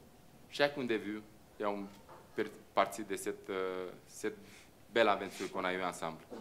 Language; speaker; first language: French; non-native, fluent; Romanian